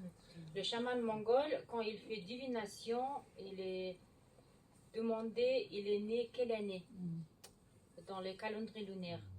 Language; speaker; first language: French; non-native, learner; Mongolian